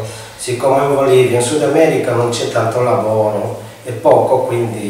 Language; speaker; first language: Italian; non-native, fluent; Spanish